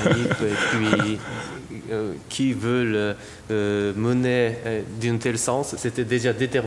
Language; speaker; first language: French; non-native, fluent; Japanese